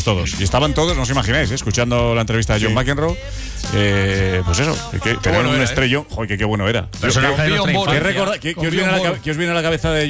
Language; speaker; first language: Spanish; native; Spanish